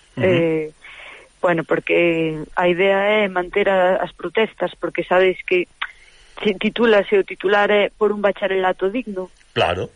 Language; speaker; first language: Galician; native; Galician